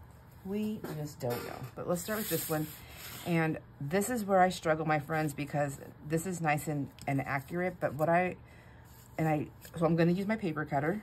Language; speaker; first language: English; native; English